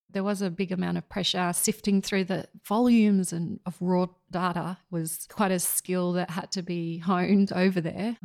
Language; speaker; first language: English; native; English